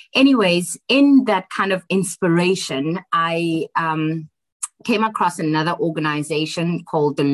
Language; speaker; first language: English; non-native, local second language; Xhosa